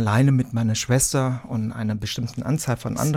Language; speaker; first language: German; early bilingual, other home language; Vietnamese